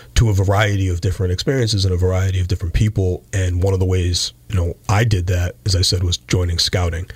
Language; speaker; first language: English; native; English